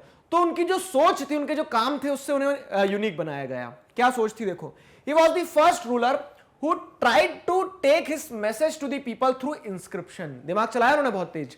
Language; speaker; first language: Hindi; native; Hindi